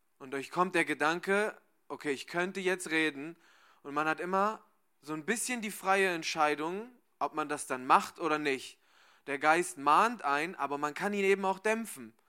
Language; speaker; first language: German; native; German